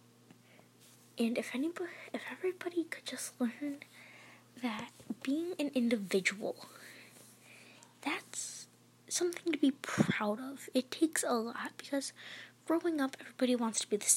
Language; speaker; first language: English; native; English